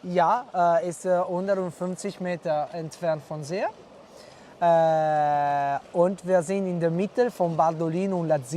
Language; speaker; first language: German; non-native, fluent; Italian